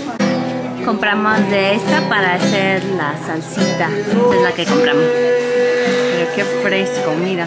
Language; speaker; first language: Spanish; non-native, fluent; English